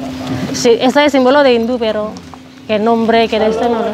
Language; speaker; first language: Spanish; non-native, learner; Javanese